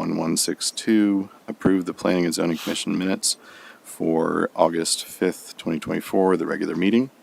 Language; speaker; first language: English; native; English